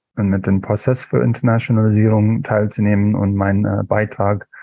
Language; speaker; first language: German; non-native, fluent; English